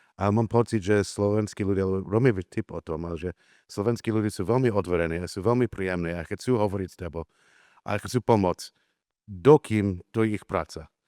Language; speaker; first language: Slovak; non-native, learner; English